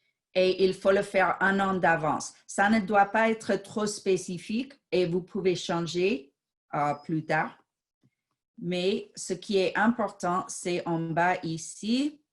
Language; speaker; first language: French; non-native, fluent; English